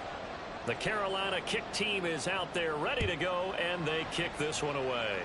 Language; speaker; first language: English; native; English